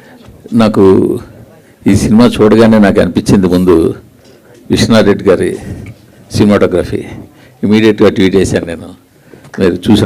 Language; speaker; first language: Telugu; native; Telugu